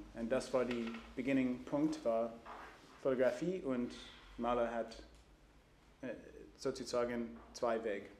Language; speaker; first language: German; non-native, learner; English